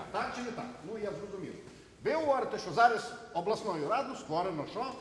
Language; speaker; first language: Ukrainian; native; Ukrainian